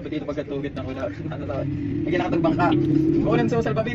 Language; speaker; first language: Filipino; native; Filipino